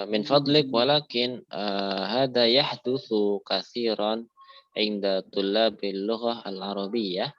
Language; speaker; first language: Arabic; non-native, fluent; Indonesian